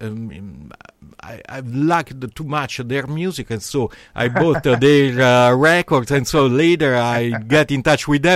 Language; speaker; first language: English; non-native, learner; Italian